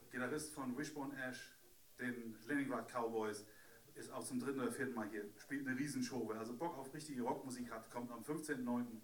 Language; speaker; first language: German; native; German